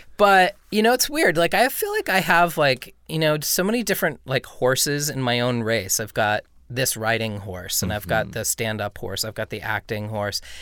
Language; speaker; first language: English; native; English